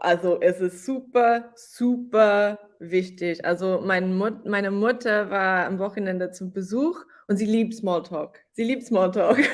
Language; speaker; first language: German; non-native, fluent; English